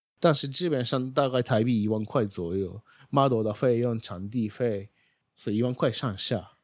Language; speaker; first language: Chinese; non-native, fluent; Japanese